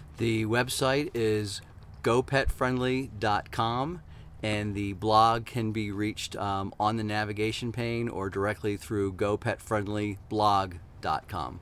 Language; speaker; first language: English; native; English